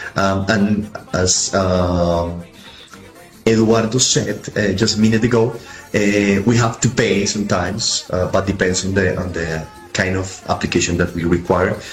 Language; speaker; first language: English; non-native, fluent; Spanish